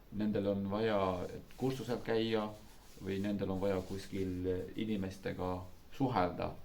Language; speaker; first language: Estonian; non-native, fluent; Turkish